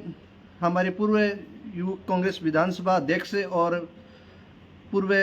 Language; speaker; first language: Hindi; native; Hindi